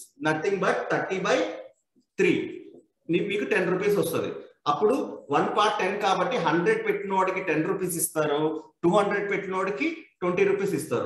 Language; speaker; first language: Telugu; native; Telugu